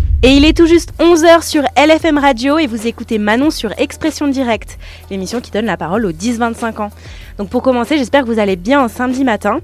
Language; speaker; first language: French; native; French